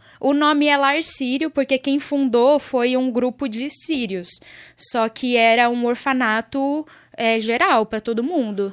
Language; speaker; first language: Portuguese; early bilingual, other home language; Arabic